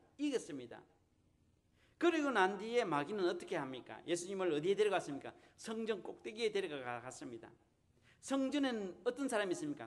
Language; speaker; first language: Korean; native; Korean